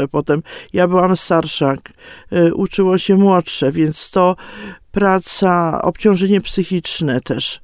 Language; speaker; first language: Polish; native; Polish